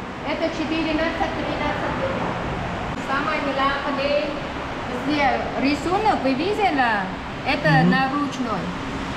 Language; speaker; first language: Russian; non-native, learner; Vietnamese